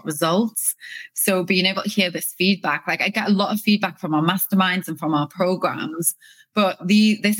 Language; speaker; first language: English; native; English